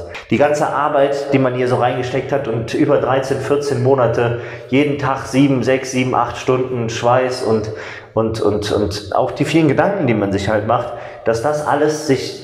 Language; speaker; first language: German; native; German